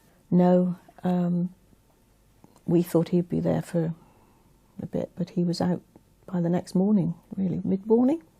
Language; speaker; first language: English; native; English